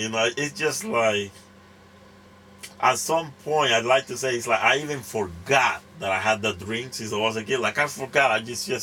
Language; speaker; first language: English; non-native, fluent; Spanish